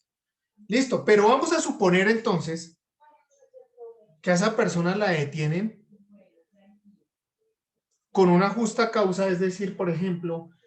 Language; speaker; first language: Spanish; native; Spanish